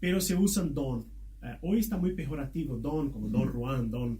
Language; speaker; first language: Spanish; non-native, fluent; Portuguese